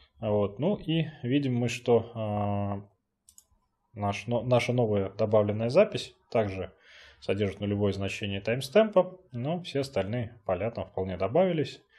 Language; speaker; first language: Russian; native; Russian